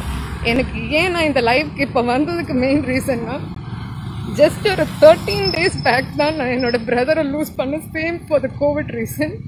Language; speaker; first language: Tamil; non-native, local second language; Malayalam